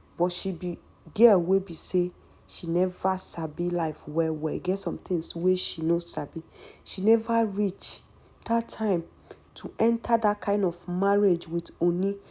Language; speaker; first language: Nigerian Pidgin; native; Nigerian Pidgin